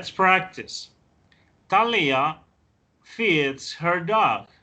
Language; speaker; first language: English; non-native, fluent; Spanish